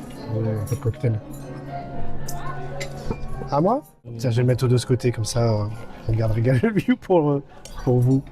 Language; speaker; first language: French; native; French